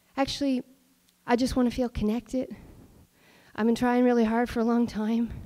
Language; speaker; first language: English; native; English